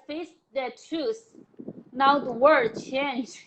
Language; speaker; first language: English; non-native, learner; Chinese